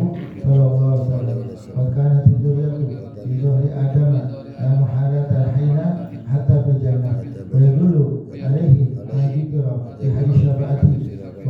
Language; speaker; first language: Arabic; non-native, fluent; Indonesian